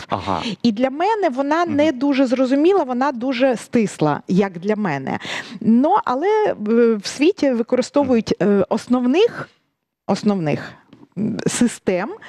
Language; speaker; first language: Ukrainian; native; Ukrainian